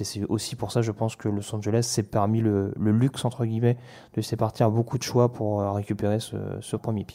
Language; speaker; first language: French; native; French